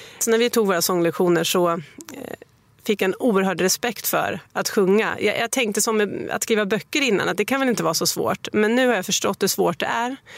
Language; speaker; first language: Swedish; native; Swedish